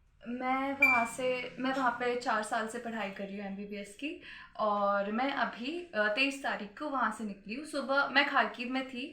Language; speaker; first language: Hindi; native; Hindi